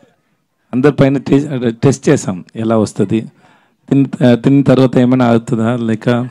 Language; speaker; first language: Telugu; non-native, fluent; Tamil